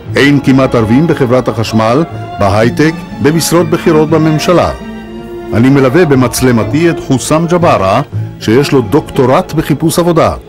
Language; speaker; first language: Hebrew; native; Hebrew